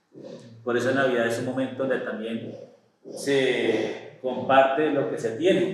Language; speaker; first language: Spanish; native; Spanish